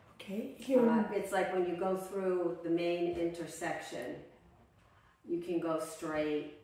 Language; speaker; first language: English; native; English